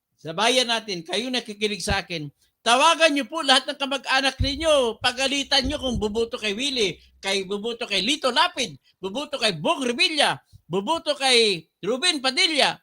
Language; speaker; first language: Filipino; non-native, local second language; Cebuano